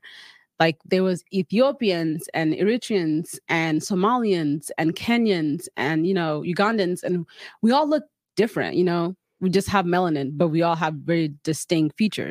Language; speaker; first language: English; early bilingual, other home language; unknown